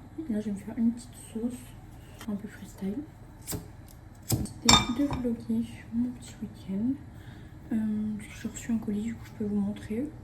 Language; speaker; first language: French; native; French